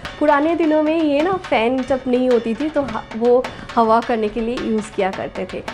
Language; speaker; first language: Hindi; non-native, local second language; Bangla